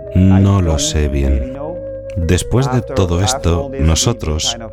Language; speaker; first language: Spanish; non-native, fluent; Dutch